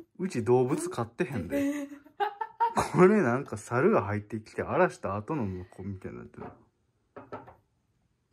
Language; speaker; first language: Japanese; native; Japanese